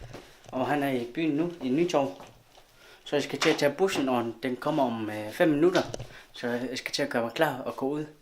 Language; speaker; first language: Danish; non-native, local second language; Kalaallisut